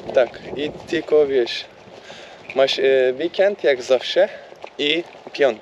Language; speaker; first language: Polish; non-native, learner; Turkish